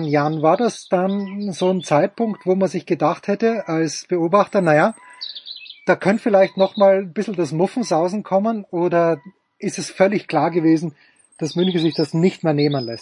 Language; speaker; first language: German; native; German